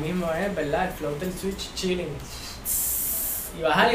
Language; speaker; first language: Spanish; native; Spanish